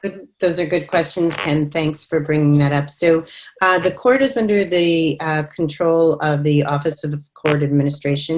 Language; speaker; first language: English; native; English